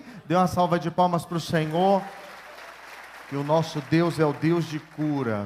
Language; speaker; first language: Portuguese; native; Portuguese